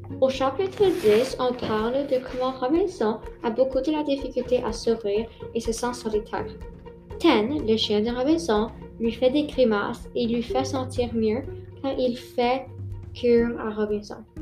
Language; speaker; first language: French; non-native, local second language; English